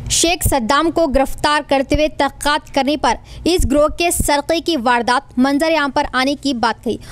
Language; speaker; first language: Urdu; native; Urdu